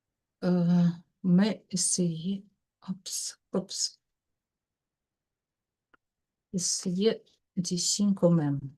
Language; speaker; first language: French; non-native, learner; Russian